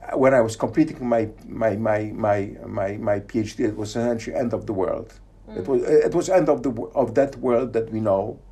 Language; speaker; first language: English; non-native, fluent; Polish